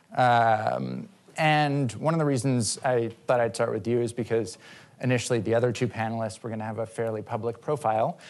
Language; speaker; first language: English; native; English